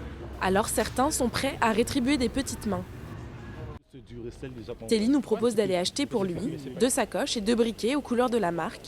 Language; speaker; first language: French; native; French